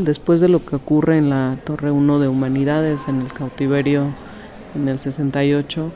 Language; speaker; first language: Spanish; native; Spanish